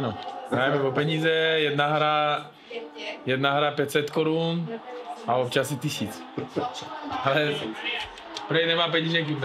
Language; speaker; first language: Czech; non-native, fluent; Uzbek